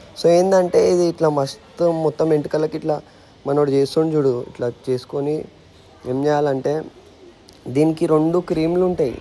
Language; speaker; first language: Telugu; non-native, local second language; Urdu